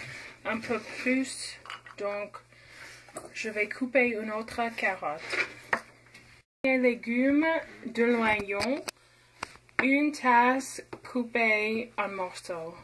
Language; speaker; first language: French; non-native, fluent; English